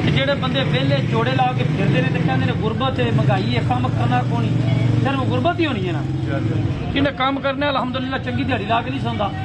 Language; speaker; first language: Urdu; non-native, local second language; Punjabi